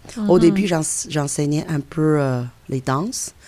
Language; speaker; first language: French; non-native, fluent; Chinese